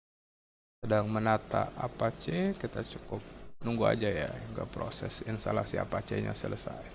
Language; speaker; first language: Indonesian; native; Indonesian